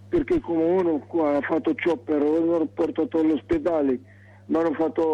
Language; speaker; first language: Italian; non-native, learner; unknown